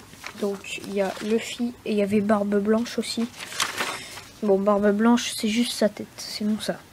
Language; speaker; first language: French; native; French